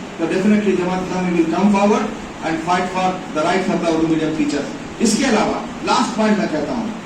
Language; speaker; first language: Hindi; non-native, local second language; Urdu